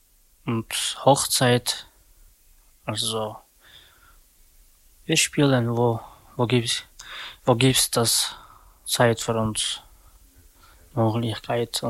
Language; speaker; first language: German; non-native, learner; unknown